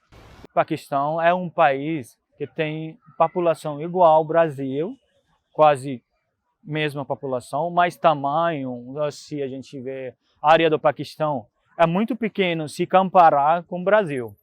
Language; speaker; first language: Portuguese; non-native, fluent; Punjabi